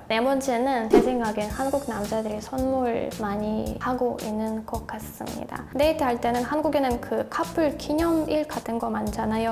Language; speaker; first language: Korean; non-native, fluent; Russian